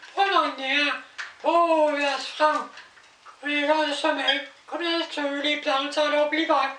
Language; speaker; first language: French; native; French